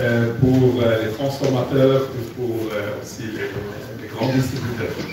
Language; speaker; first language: French; non-native, fluent; German